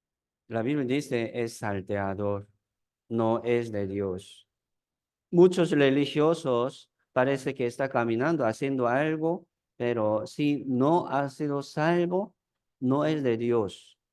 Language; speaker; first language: Spanish; non-native, fluent; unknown